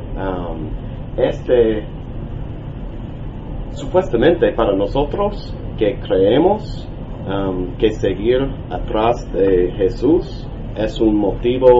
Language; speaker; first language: Spanish; non-native, learner; English